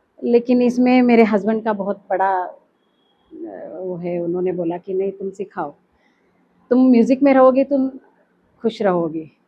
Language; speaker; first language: Hindi; non-native, local second language; Kannada